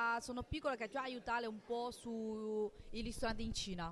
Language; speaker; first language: Italian; non-native, learner; Chinese